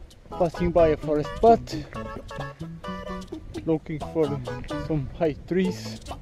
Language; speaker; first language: English; non-native, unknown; Portuguese